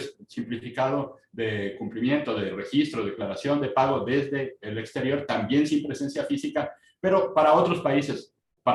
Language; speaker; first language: Spanish; native; Spanish